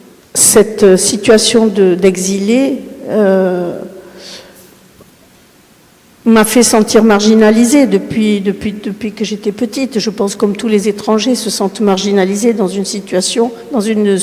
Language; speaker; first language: French; early bilingual, other home language; Spanish